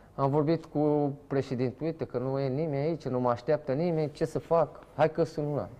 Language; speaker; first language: Romanian; non-native, fluent; Portuguese